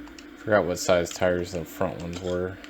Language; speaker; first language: English; native; English